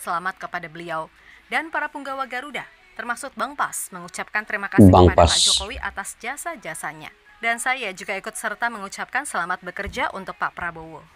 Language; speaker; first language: Indonesian; native; Indonesian